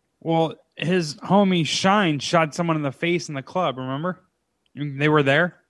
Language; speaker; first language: English; native; English